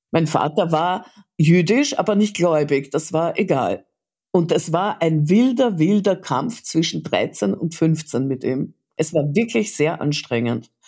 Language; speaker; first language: German; early bilingual, other home language; Russian